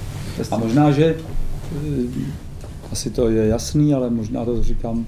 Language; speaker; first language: Czech; native; Czech